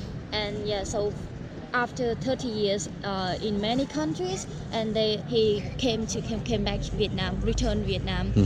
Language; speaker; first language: English; non-native, learner; Vietnamese